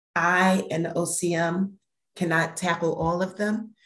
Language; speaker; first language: English; native; English